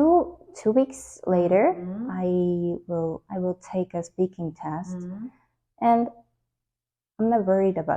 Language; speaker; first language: English; non-native, learner; Korean